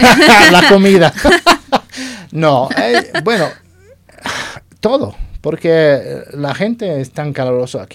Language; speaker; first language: Spanish; non-native, fluent; English